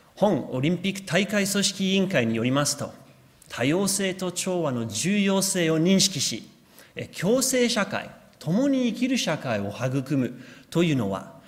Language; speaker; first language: Japanese; non-native, fluent; English